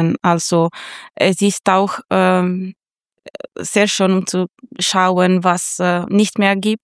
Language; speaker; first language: German; non-native, fluent; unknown